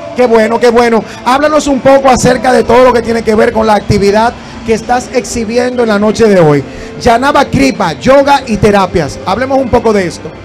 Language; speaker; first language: Spanish; native; Spanish